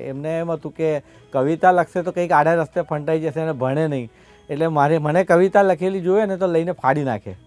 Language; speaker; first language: Gujarati; non-native, local second language; Marathi